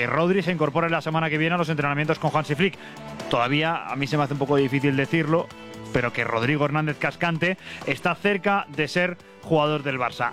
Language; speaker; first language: Spanish; native; Spanish